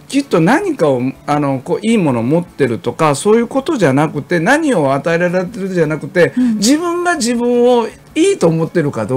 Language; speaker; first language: Japanese; native; Japanese